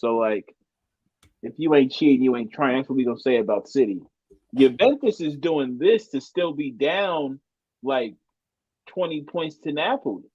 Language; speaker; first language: English; native; English